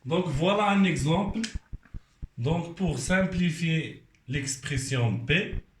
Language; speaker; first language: French; non-native, local second language; Arabic